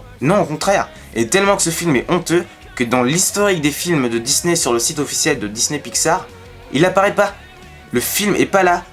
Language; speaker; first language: French; native; French